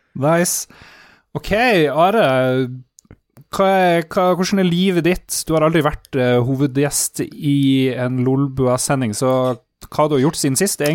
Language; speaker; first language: Norwegian; native; Norwegian